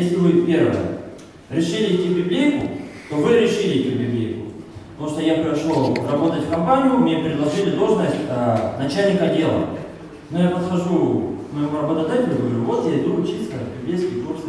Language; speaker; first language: Russian; native; Russian